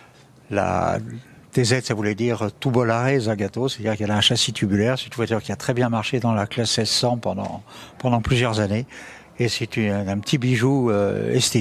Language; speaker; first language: French; native; French